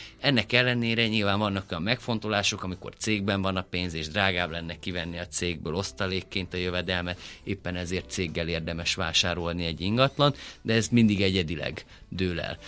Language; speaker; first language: Hungarian; native; Hungarian